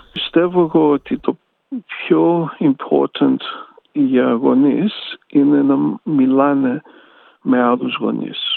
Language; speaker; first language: Greek; early bilingual, heritage; Greek